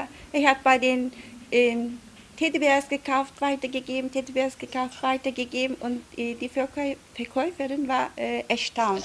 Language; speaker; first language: German; non-native, fluent; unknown